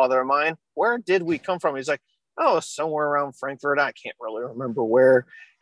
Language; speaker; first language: English; native; English